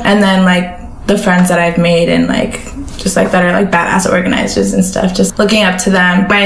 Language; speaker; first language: English; native; English